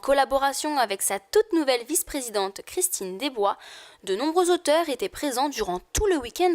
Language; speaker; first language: French; native; French